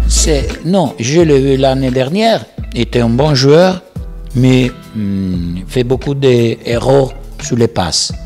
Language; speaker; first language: French; non-native, learner; Italian